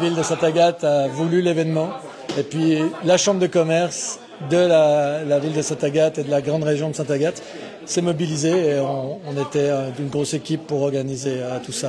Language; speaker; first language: French; native; French